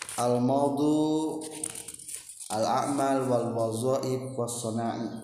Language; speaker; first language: Arabic; non-native, fluent; Indonesian